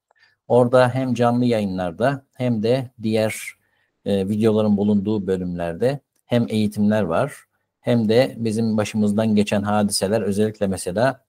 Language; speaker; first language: Turkish; native; Turkish